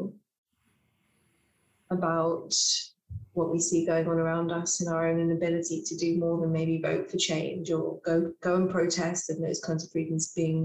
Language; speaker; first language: English; native; English